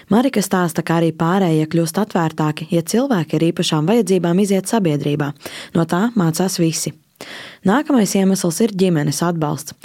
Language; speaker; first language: Latvian; native; Latvian